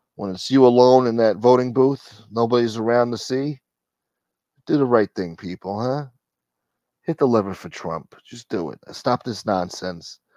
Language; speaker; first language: English; native; English